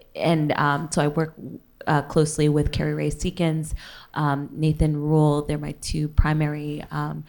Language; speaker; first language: English; native; English